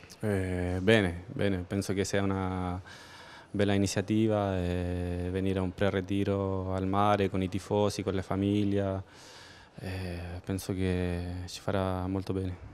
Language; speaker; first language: Italian; non-native, fluent; Spanish